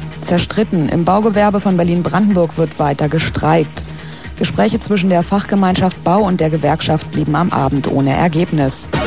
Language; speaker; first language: German; native; German